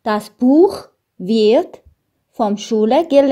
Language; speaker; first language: German; non-native, fluent; Armenian